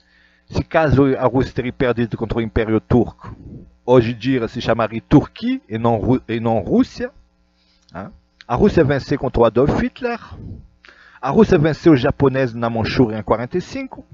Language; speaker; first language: Portuguese; non-native, fluent; Russian